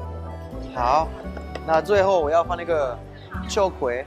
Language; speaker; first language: Chinese; non-native, fluent; French